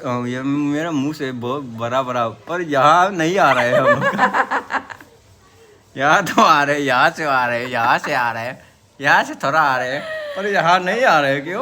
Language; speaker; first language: Hindi; non-native, local second language; Manipuri